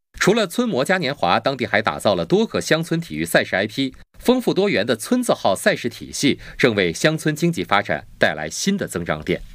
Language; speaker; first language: Chinese; native; Chinese